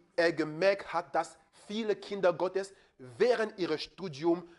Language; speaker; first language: German; non-native, fluent; French